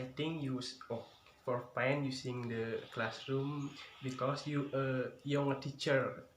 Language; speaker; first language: English; non-native, learner; Indonesian